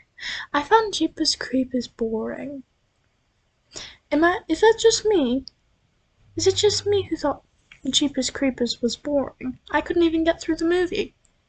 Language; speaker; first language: English; native; English